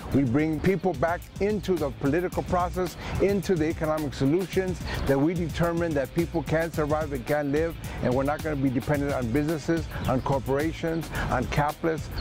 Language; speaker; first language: English; native; English